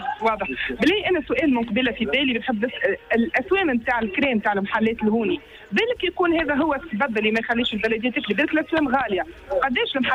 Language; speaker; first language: Arabic; native; Arabic